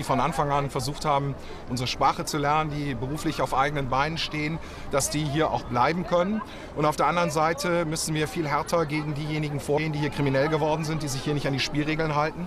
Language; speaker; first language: German; native; German